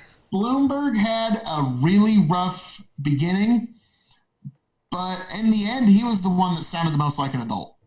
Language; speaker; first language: English; native; English